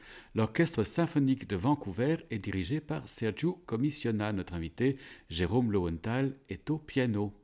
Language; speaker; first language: French; native; French